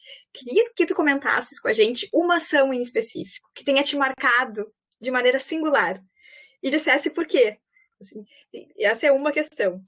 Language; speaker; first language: Portuguese; native; Portuguese